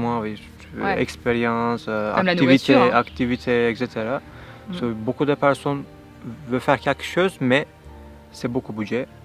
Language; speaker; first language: French; non-native, learner; Turkish